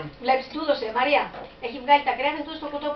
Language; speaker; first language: Greek; native; Greek